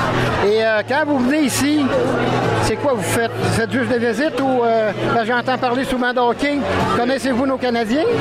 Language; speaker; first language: French; native; French